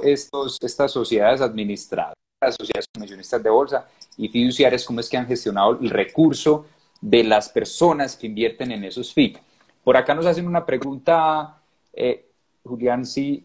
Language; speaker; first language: Spanish; native; Spanish